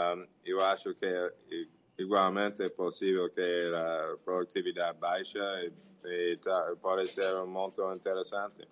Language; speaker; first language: Portuguese; non-native, learner; English